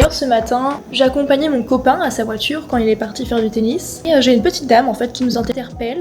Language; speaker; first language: French; native; French